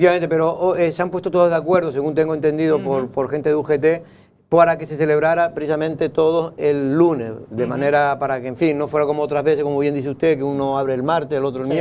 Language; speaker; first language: Spanish; native; Spanish